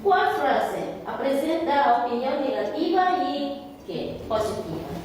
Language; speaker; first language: Portuguese; non-native, fluent; Korean